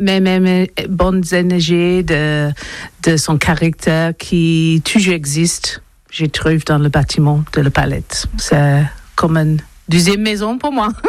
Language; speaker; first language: French; non-native, learner; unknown